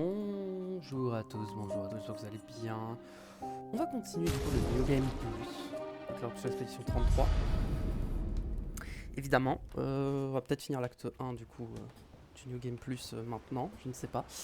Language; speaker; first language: French; native; French